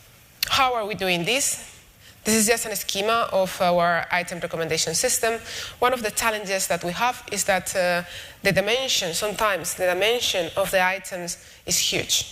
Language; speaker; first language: English; non-native, fluent; Spanish